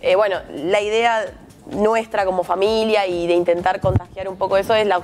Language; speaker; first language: Spanish; native; Spanish